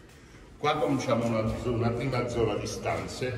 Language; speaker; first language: Italian; native; Italian